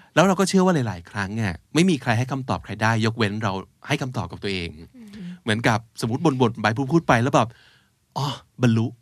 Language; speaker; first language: Thai; native; Thai